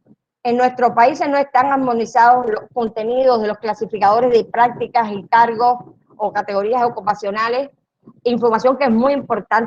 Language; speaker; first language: Spanish; native; Spanish